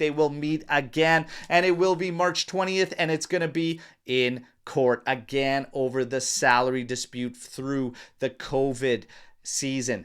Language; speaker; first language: English; native; English